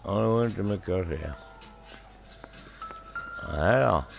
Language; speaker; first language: Swedish; non-native, local second language; Finnish